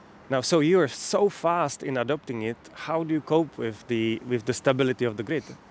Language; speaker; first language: English; non-native, fluent; Czech